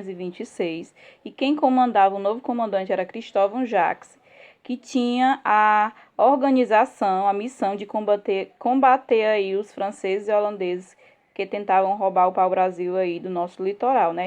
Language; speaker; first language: Portuguese; native; Portuguese